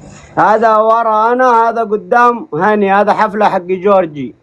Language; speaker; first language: Arabic; non-native, learner; Oromo